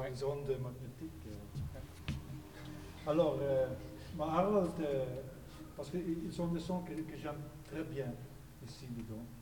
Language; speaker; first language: French; non-native, learner; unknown